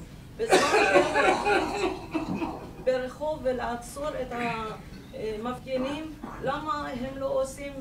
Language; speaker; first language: Hebrew; non-native, learner; Persian